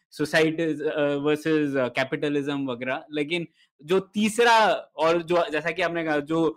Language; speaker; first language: Hindi; native; Hindi